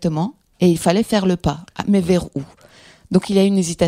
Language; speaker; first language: French; non-native, fluent; Greek